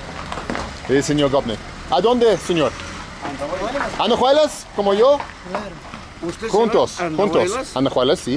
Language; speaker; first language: Spanish; non-native, learner; English